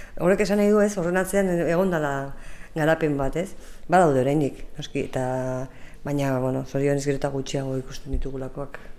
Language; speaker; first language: Basque; native; Basque